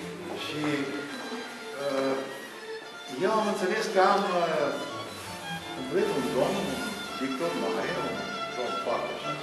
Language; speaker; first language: Romanian; non-native, local second language; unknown